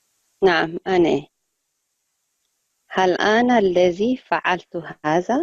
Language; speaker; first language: Arabic; non-native, learner; Tigrinya